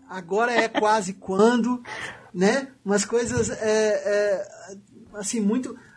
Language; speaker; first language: Portuguese; native; Portuguese